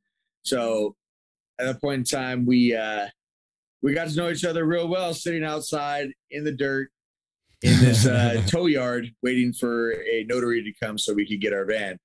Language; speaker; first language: English; native; English